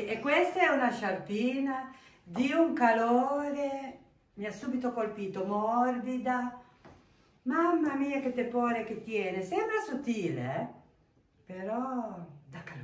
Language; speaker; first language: Italian; native; Italian